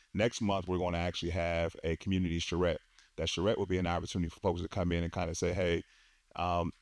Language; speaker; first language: English; native; English